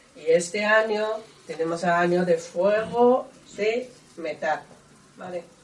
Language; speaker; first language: Spanish; non-native, learner; Chinese